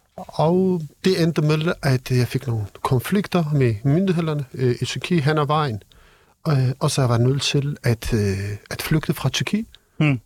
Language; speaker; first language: Danish; non-native, fluent; Kurdish